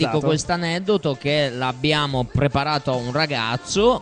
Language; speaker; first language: Italian; native; Italian